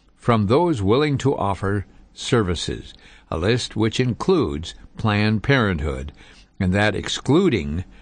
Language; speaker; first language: English; native; English